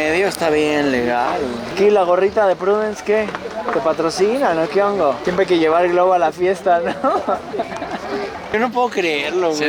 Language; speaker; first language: Spanish; native; Spanish